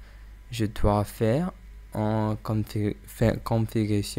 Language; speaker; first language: French; non-native, learner; English